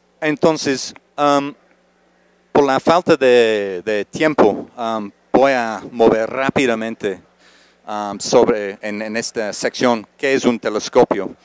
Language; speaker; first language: Spanish; non-native, fluent; English